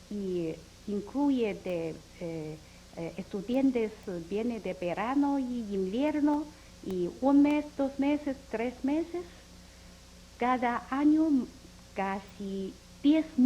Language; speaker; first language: Spanish; non-native, learner; Chinese